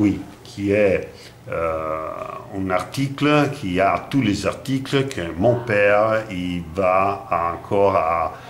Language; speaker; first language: French; non-native, fluent; Italian